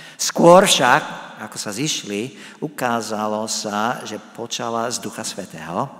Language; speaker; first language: Slovak; non-native, fluent; English